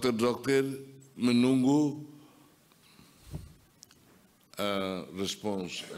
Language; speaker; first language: Indonesian; non-native, fluent; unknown